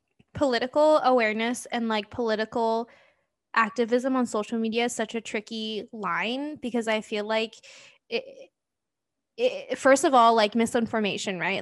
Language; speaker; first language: English; non-native, local second language; Cantonese